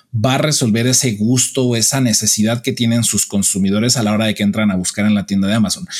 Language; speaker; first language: Spanish; native; Spanish